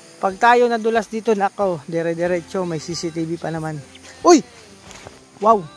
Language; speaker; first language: Filipino; non-native, local second language; Bikol